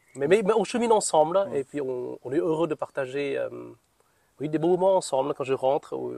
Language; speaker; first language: French; non-native, fluent; Vietnamese